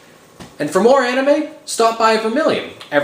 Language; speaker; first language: English; native; English